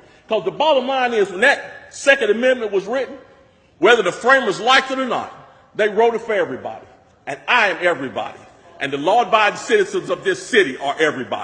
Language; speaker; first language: English; native; English